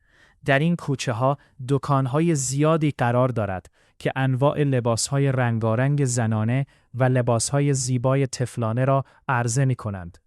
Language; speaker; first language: Persian; native; Persian